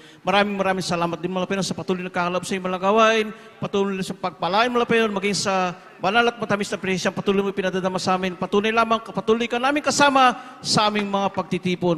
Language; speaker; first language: Filipino; native; Filipino